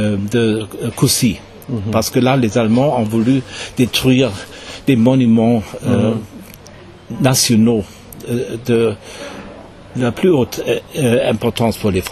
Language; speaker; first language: French; non-native, fluent; German